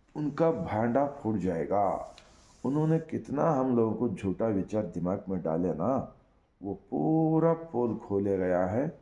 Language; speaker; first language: Hindi; non-native, local second language; Kannada